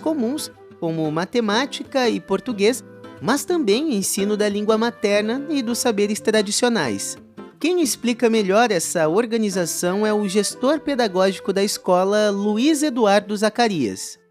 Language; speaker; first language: Portuguese; native; Portuguese